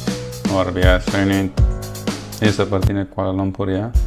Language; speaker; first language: Indonesian; non-native, fluent; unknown